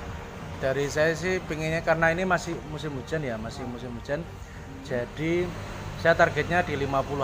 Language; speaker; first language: Indonesian; native; Indonesian